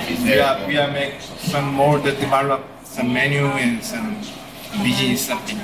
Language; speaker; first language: English; non-native, learner; Korean